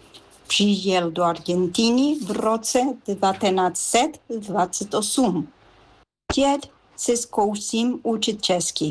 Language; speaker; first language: Czech; early bilingual, heritage; Spanish